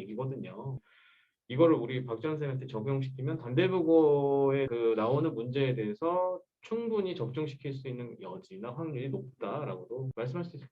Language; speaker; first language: Korean; native; Korean